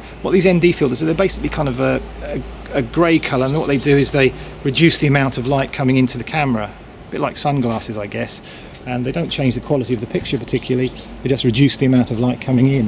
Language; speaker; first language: English; native; English